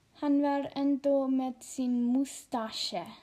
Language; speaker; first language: Swedish; non-native, learner; Icelandic